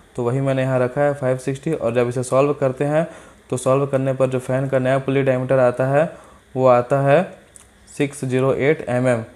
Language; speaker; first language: Hindi; native; Hindi